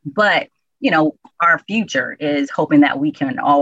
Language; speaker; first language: English; native; English